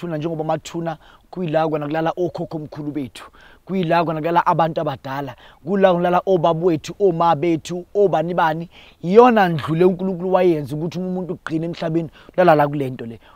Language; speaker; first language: Zulu; non-native, local second language; Northern Sotho